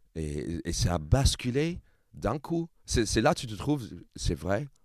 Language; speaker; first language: French; non-native, fluent; English